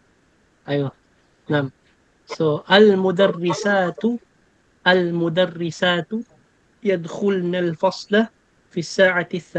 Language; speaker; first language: Arabic; non-native, fluent; Filipino